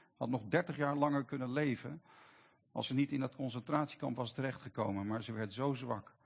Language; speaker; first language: Dutch; native; Dutch